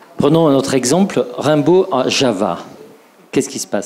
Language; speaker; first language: French; native; French